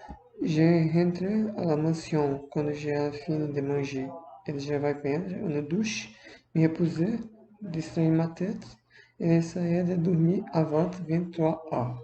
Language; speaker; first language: French; non-native, learner; English